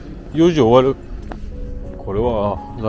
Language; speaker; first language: Japanese; non-native, learner; French